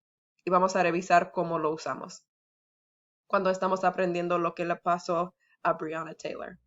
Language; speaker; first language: Spanish; early bilingual, heritage; Spanish